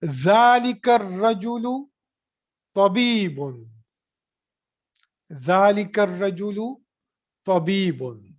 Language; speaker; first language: Arabic; non-native, fluent; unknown